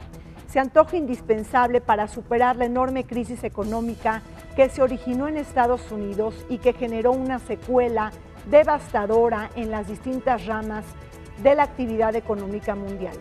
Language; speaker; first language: Spanish; native; Spanish